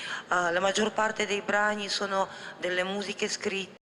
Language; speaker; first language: Italian; non-native, fluent; Russian